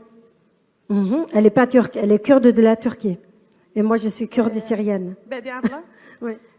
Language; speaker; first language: French; non-native, fluent; Kurdish